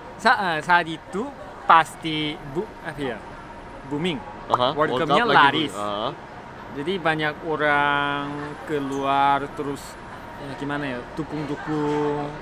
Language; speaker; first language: Indonesian; non-native, learner; Korean